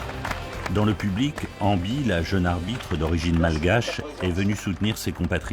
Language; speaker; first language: French; native; French